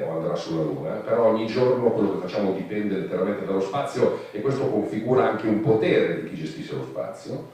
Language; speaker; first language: Italian; native; Italian